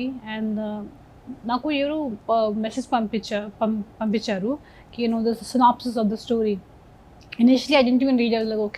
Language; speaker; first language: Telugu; non-native, local second language; Hindi